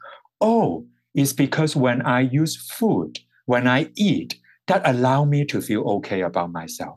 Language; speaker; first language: English; non-native, local second language; Cantonese